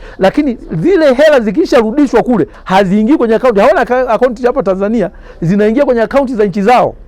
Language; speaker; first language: Swahili; native; Swahili